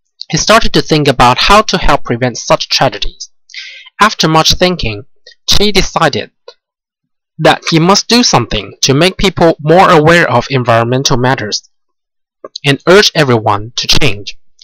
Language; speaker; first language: English; non-native, fluent; Chinese